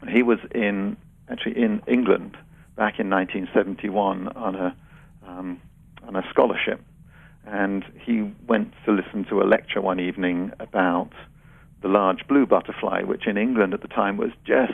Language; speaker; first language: English; native; English